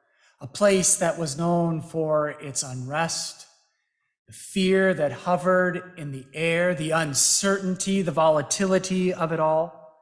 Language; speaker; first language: English; native; English